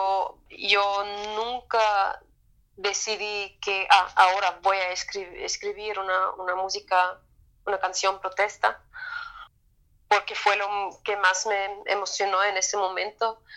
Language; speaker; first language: Spanish; non-native, fluent; German